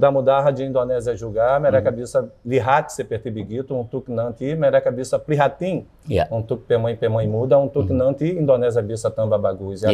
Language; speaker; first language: Indonesian; non-native, fluent; Portuguese